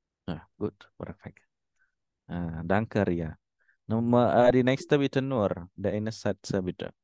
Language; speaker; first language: German; non-native, fluent; Indonesian